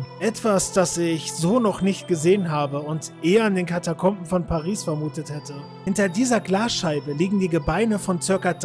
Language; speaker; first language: German; native; German